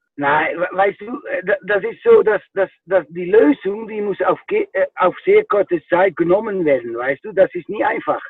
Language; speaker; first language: German; non-native, fluent; Dutch